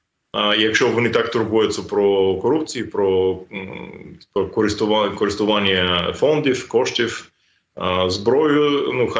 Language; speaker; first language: Ukrainian; non-native, fluent; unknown